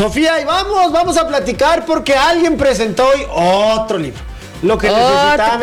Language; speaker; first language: Spanish; native; Spanish